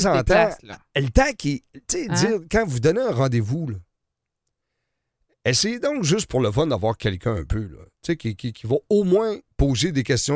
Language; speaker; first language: French; native; French